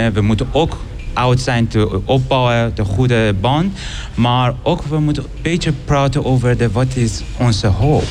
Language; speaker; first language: Dutch; non-native, learner; Persian